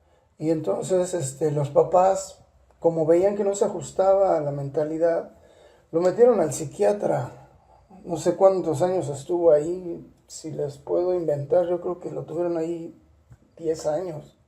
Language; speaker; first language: Spanish; native; Spanish